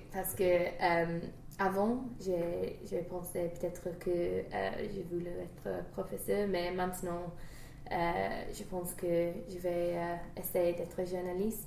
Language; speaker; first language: French; non-native, learner; English